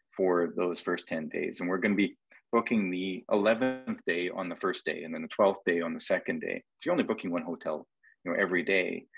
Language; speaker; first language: English; native; English